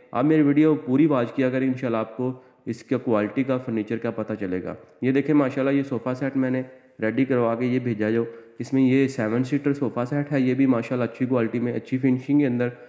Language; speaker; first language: Urdu; non-native, local second language; Punjabi